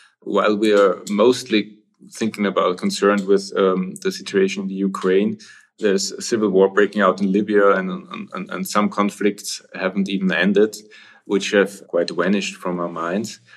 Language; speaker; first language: English; non-native, fluent; German